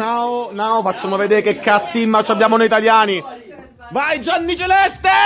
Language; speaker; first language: Italian; native; Italian